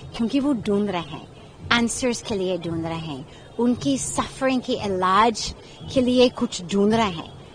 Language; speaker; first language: Hindi; non-native, fluent; English